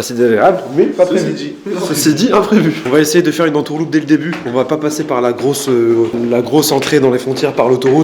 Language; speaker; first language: French; native; French